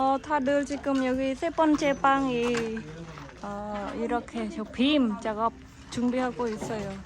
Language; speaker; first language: Korean; non-native, fluent; Khmer